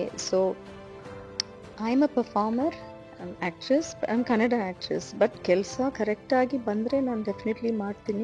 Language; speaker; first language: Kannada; non-native, learner; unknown